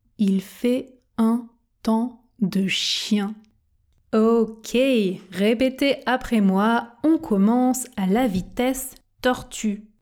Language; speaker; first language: French; native; French